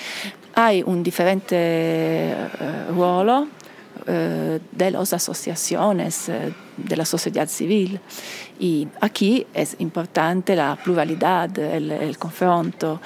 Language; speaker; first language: Spanish; non-native, fluent; Italian